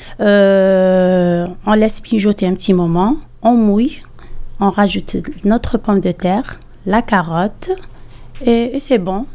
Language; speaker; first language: French; non-native, local second language; Arabic